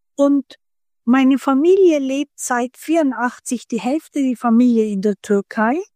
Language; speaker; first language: German; early bilingual, other home language; Turkish